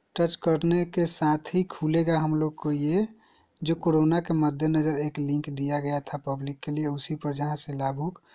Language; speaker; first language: Hindi; native; Hindi